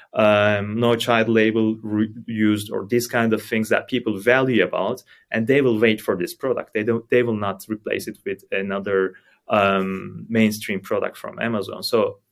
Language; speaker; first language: English; non-native, fluent; Turkish